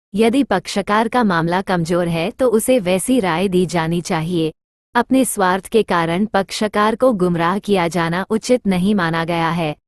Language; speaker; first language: Hindi; native; Hindi